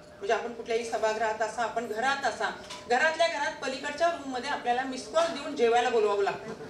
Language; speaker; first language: Marathi; native; Marathi